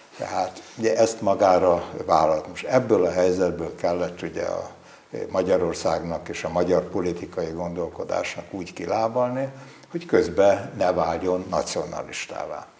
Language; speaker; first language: Hungarian; native; Hungarian